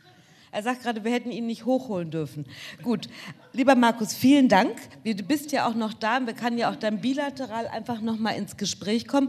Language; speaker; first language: German; native; German